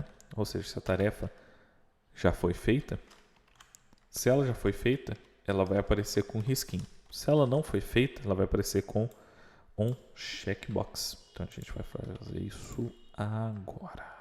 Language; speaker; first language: Portuguese; native; Portuguese